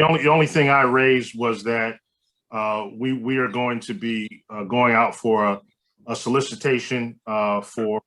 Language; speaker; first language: English; native; English